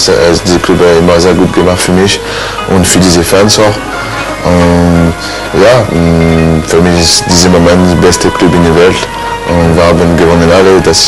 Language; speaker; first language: German; non-native, learner; French